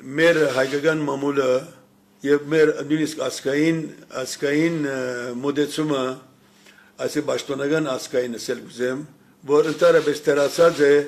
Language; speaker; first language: Armenian; early bilingual, heritage; Armenian